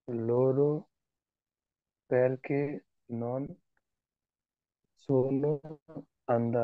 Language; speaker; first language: Italian; non-native, learner; Bangla